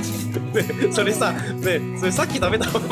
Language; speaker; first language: Japanese; native; Japanese